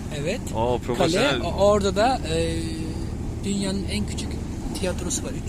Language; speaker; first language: Turkish; native; Turkish